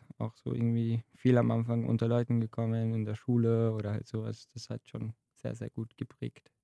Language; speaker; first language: German; early bilingual, other home language; Arabic